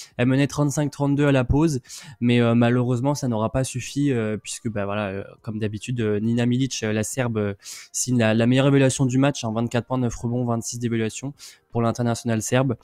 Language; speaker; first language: French; native; French